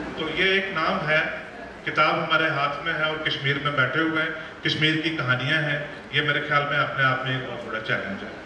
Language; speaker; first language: Hindi; non-native, local second language; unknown